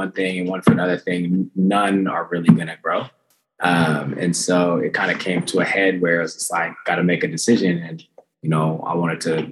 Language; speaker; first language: English; native; English